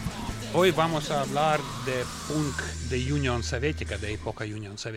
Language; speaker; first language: Spanish; non-native, learner; Russian